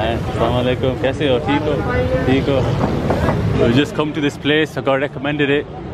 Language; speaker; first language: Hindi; early bilingual, heritage; English